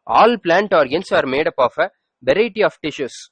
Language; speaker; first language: English; non-native, local second language; Tamil